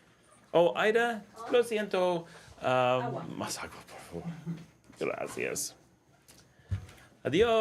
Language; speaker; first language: Spanish; non-native, learner; English